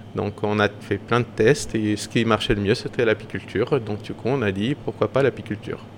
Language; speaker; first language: French; non-native, fluent; Portuguese